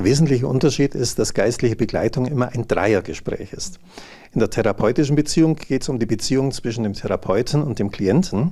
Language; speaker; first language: German; native; German